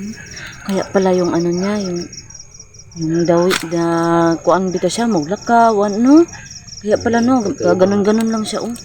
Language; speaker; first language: Filipino; non-native, local second language; Cebuano